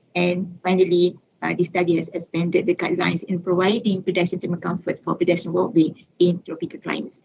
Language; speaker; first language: English; non-native, local second language; Malay